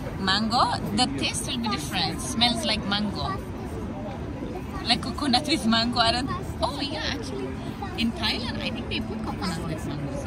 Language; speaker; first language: English; non-native, fluent; Indonesian